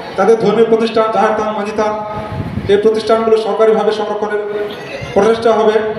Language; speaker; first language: Bangla; non-native, local second language; Santali